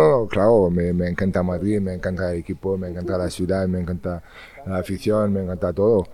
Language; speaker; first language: Spanish; non-native, learner; French